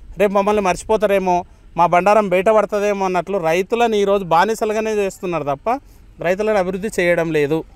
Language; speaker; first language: Telugu; native; Telugu